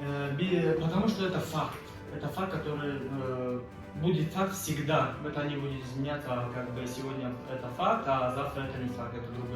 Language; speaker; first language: Russian; non-native, local second language; Tajik